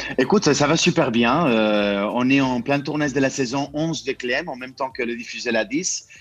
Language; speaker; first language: French; non-native, fluent; Spanish